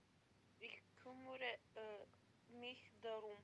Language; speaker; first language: German; non-native, learner; Macedonian